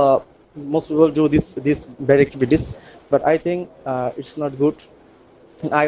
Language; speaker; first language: English; non-native, learner; Bangla